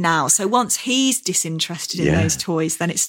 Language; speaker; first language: English; native; English